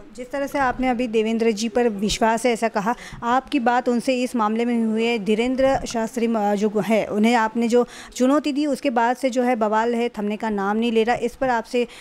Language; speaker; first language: Hindi; non-native, local second language; Marathi